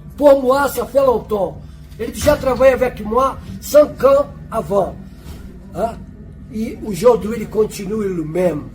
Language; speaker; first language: French; non-native, fluent; Portuguese